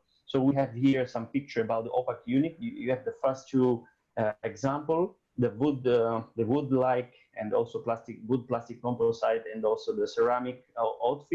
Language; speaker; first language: English; non-native, fluent; Italian